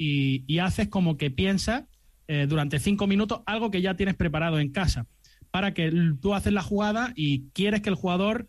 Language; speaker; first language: Spanish; native; Spanish